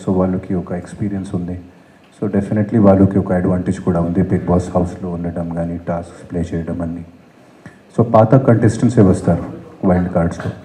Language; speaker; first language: Telugu; non-native, fluent; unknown